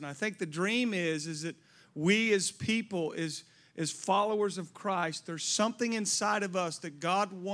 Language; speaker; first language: English; native; English